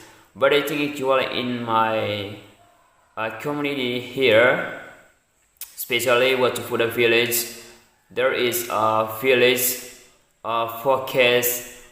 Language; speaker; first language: English; non-native, learner; Indonesian